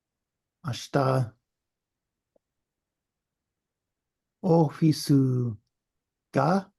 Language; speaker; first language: Japanese; non-native, learner; English